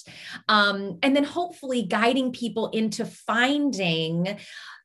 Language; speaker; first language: English; native; English